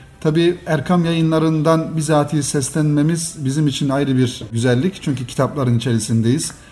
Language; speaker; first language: Turkish; native; Turkish